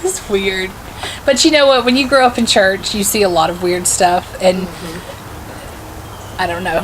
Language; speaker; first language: English; native; English